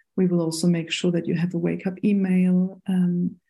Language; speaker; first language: English; non-native, fluent; German